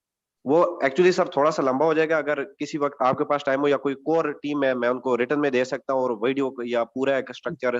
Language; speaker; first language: Urdu; native; Urdu